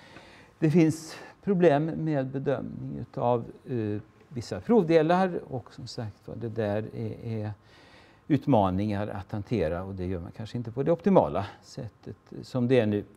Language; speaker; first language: Swedish; native; Swedish